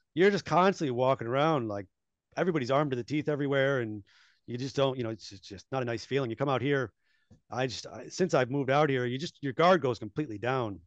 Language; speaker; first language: English; native; English